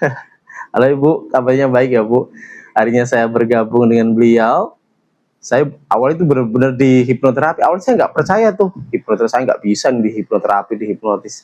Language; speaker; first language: Indonesian; native; Indonesian